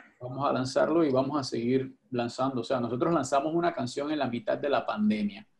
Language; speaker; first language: Spanish; native; Spanish